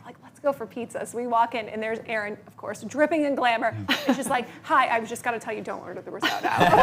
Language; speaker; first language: English; native; English